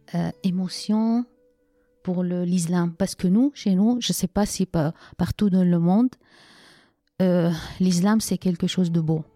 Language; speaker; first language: French; non-native, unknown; Arabic